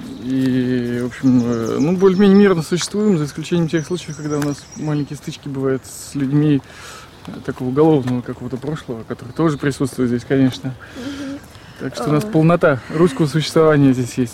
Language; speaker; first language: Russian; native; Russian